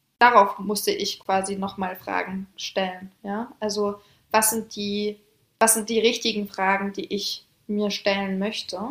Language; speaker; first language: German; early bilingual, other home language; French